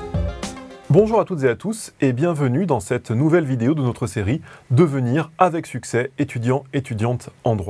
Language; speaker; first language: French; native; French